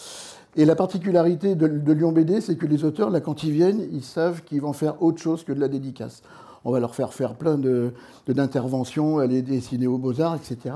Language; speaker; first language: French; native; French